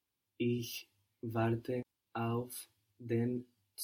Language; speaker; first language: German; non-native, learner; English